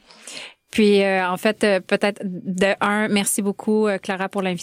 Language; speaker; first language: French; early bilingual, other home language; Spanish